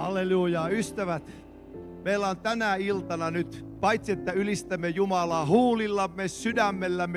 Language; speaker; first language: Finnish; native; Finnish